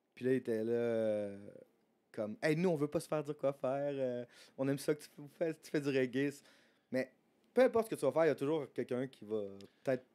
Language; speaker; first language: French; native; French